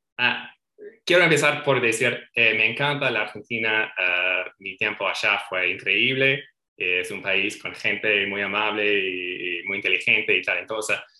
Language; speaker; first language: Spanish; non-native, fluent; English